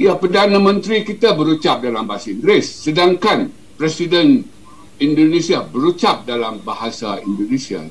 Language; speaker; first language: Malay; native; Malay